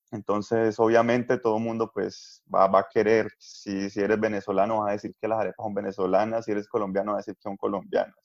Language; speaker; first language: Spanish; native; Spanish